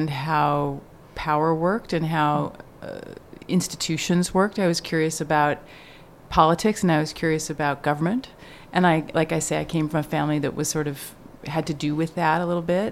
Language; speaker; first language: English; native; English